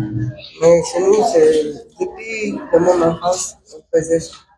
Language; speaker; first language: French; non-native, fluent; Russian